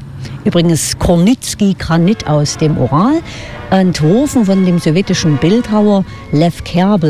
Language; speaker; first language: German; native; German